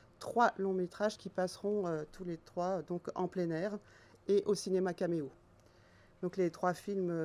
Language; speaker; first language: French; native; French